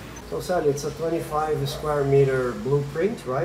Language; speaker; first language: English; non-native, fluent; Portuguese